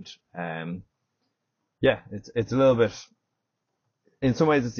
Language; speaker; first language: English; native; English